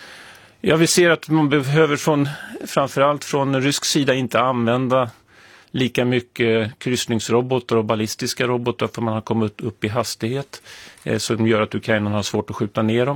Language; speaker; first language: Swedish; native; Swedish